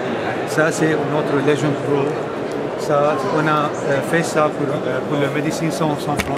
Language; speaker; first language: French; non-native, fluent; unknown